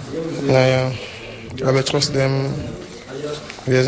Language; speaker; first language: German; non-native, fluent; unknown